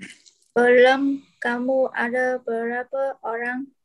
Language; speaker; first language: Indonesian; non-native, learner; Vietnamese